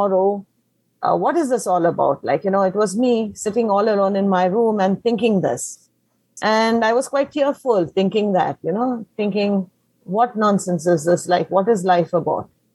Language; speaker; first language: English; non-native, local second language; Konkani